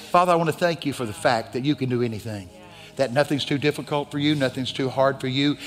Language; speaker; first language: English; native; English